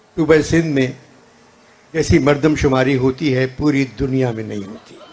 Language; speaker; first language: Urdu; native; Urdu